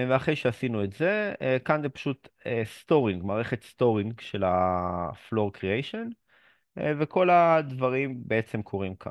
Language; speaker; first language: Hebrew; native; Hebrew